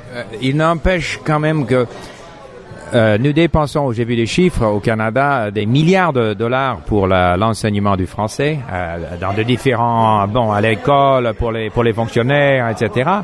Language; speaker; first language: French; non-native, fluent; English